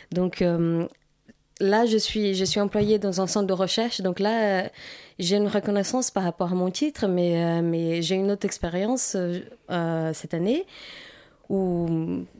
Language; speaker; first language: French; non-native, fluent; Portuguese